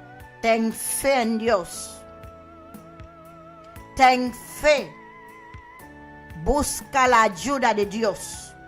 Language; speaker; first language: Spanish; non-native, learner; Haitian Creole